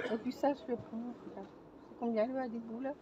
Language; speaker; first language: French; native; French